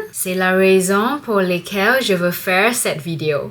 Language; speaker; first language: French; non-native, learner; English